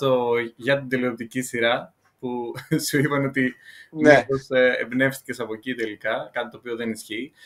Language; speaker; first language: Greek; native; Greek